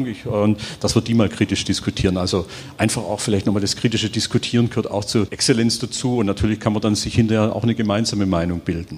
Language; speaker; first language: German; native; German